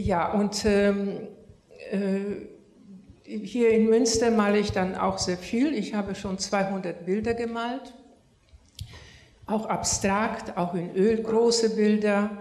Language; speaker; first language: German; non-native, fluent; Polish